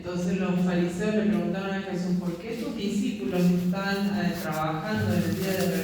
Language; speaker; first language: Spanish; native; Spanish